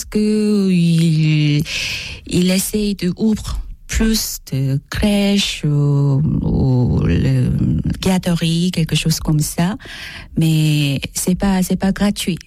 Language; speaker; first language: French; non-native, learner; Korean